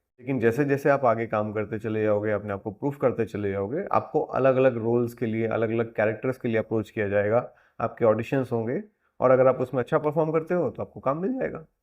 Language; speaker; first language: Hindi; native; Hindi